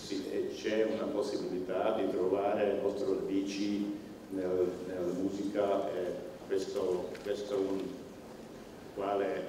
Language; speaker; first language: Italian; non-native, learner; Hungarian